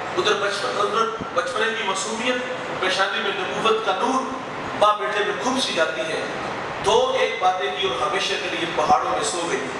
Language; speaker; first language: Urdu; non-native, local second language; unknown